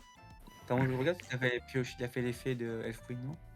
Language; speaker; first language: French; native; French